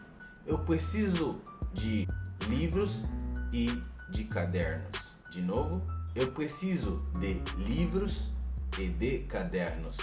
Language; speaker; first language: Portuguese; non-native, learner; Haitian Creole